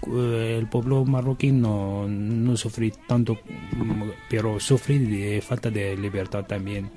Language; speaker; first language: Spanish; non-native, learner; Arabic